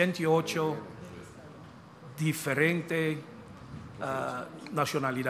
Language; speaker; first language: Spanish; non-native, fluent; English